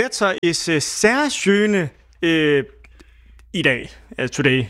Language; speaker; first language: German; non-native, learner; Danish